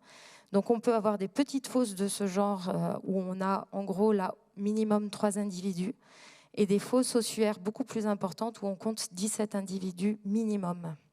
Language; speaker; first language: French; native; French